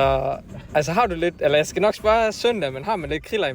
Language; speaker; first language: Danish; early bilingual, other home language; Tamil